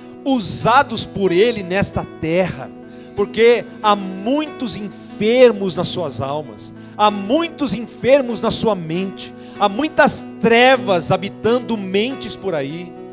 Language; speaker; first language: Portuguese; native; Portuguese